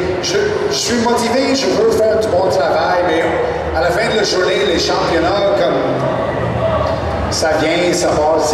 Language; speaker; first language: French; non-native, local second language; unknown